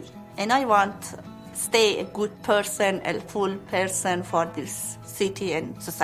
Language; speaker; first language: English; non-native, learner; Pashto